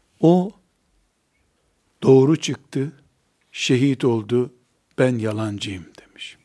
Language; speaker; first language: Turkish; native; Turkish